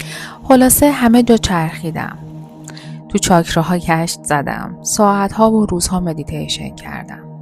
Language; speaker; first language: Persian; native; Persian